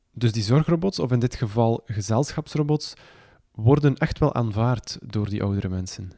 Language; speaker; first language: Dutch; native; Dutch